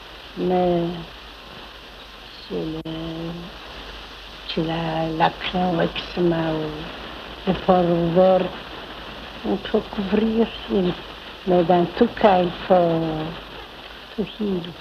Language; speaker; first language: French; non-native, fluent; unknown